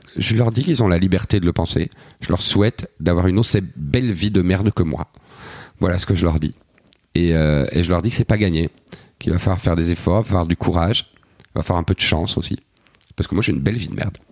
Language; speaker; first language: French; native; French